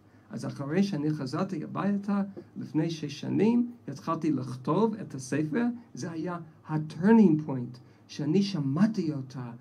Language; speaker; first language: Hebrew; non-native, fluent; English